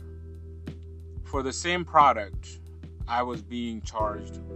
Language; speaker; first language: English; non-native, local second language; Urdu